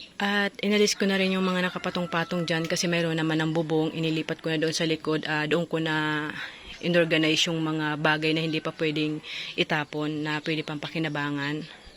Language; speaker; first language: Filipino; non-native, local second language; Bikol